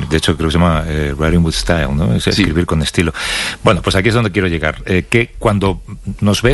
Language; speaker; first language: Spanish; native; Spanish